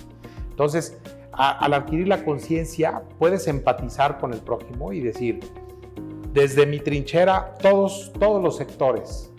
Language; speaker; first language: Spanish; native; Spanish